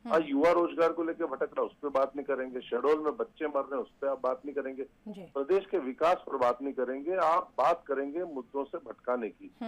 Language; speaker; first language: Hindi; native; Hindi